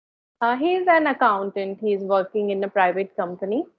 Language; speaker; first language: English; non-native, learner; Hindi